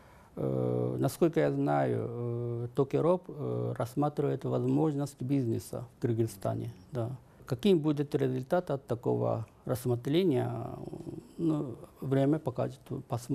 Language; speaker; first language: Russian; non-native, fluent; Japanese